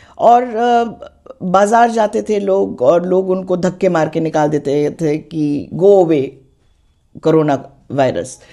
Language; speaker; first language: Hindi; non-native, local second language; Khasi